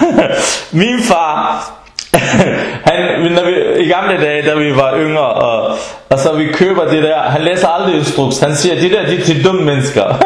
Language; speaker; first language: Danish; early bilingual, other home language; Arabic